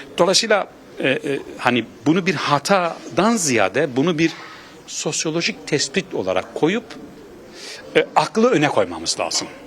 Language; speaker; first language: Turkish; non-native, local second language; Kurdish